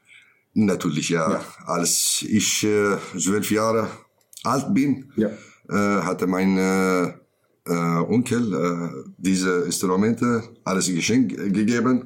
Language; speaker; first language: German; non-native, learner; Kurdish